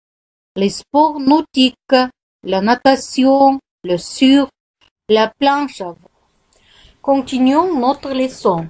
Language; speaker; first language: French; non-native, fluent; Kazakh